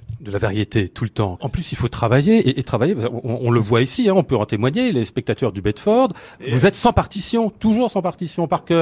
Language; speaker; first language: French; native; French